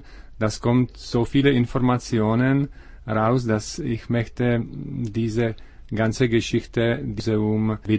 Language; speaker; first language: German; non-native, learner; Czech